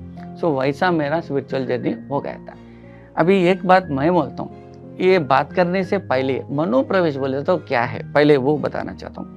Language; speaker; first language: Hindi; non-native, local second language; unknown